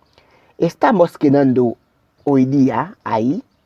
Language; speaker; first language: Spanish; non-native, learner; Haitian Creole